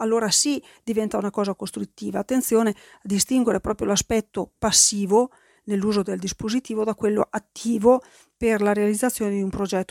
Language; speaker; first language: Italian; native; Italian